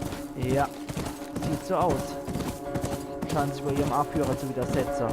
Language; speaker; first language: German; native; German